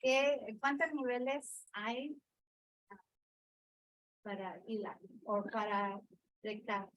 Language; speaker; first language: Spanish; early bilingual, heritage; Spanish